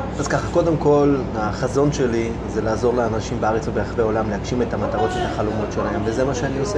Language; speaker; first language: Hebrew; early bilingual, other home language; Russian